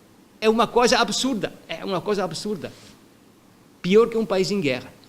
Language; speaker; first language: Portuguese; non-native, fluent; Italian